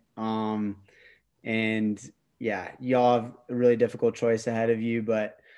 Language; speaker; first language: English; native; English